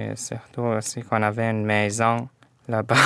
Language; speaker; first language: French; non-native, fluent; Arabic